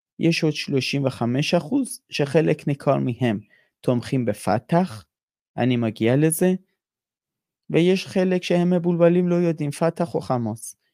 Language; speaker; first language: Hebrew; non-native, fluent; Persian